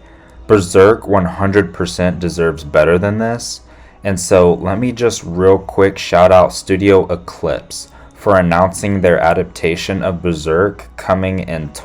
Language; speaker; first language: English; native; English